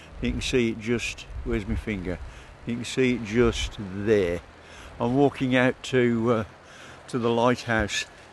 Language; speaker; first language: English; native; English